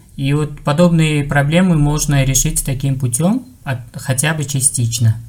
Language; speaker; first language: Russian; non-native, local second language; Uzbek